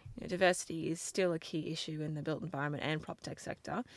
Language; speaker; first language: English; native; English